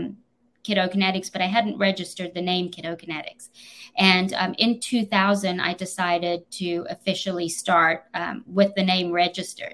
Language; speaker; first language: English; native; English